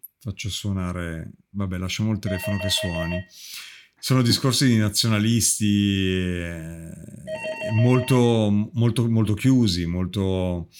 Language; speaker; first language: Italian; native; Italian